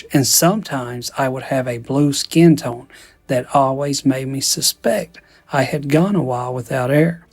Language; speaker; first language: English; native; English